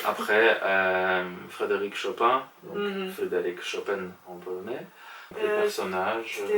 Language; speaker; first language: French; non-native, fluent; Polish